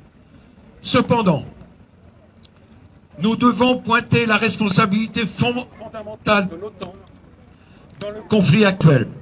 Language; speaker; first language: French; native; French